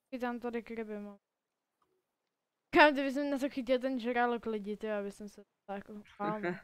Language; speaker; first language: Czech; native; Czech